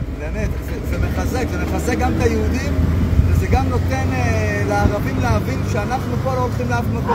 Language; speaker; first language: Hebrew; native; Hebrew